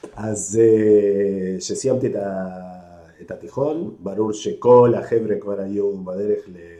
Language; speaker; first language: Hebrew; non-native, fluent; Spanish